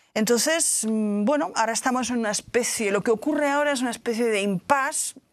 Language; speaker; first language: Spanish; native; Spanish